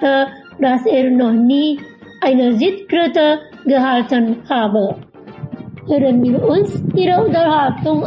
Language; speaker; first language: German; non-native, learner; Indonesian